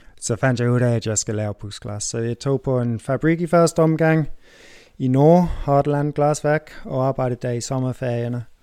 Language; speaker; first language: Danish; non-native, fluent; English